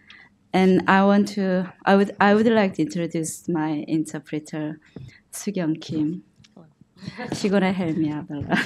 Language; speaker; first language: English; non-native, learner; Korean